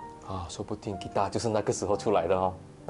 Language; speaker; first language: Chinese; native; Chinese